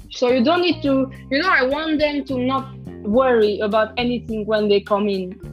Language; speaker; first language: English; non-native, fluent; Romanian